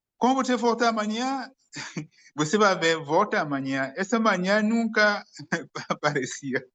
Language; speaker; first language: Portuguese; non-native, fluent; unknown